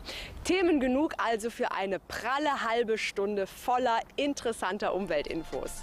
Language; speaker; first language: German; native; German